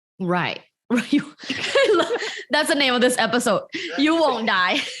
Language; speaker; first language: English; native; English